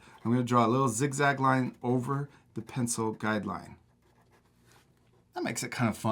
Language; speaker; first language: English; native; English